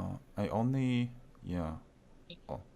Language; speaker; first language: English; non-native, learner; Korean